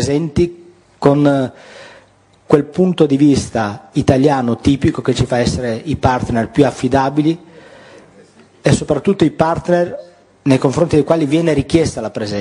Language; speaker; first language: Italian; native; Italian